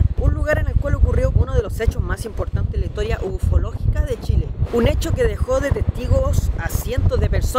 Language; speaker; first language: Spanish; native; Spanish